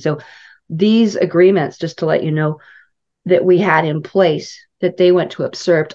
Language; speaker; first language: English; native; English